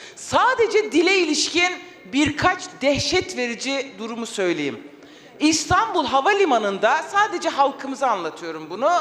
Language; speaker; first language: Turkish; non-native, local second language; Kurdish